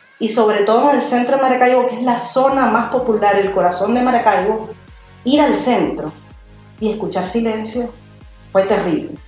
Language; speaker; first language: Spanish; native; Spanish